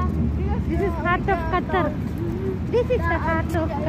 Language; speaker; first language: English; non-native, local second language; Filipino